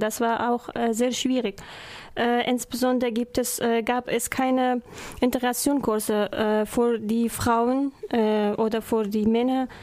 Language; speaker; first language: German; non-native, learner; Persian